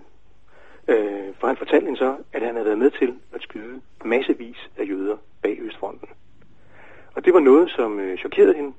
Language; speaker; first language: Danish; native; Danish